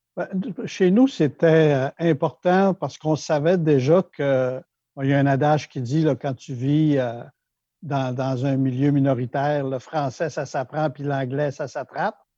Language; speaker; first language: French; native; French